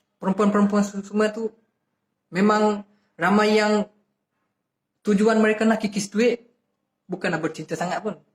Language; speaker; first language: Malay; non-native, fluent; Bangla